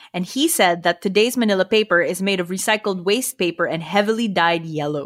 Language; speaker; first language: English; non-native, local second language; Filipino